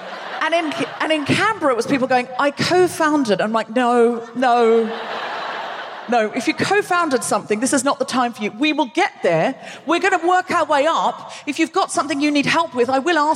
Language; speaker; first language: English; native; English